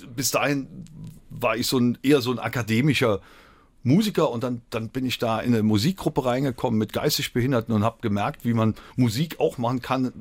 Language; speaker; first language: German; native; German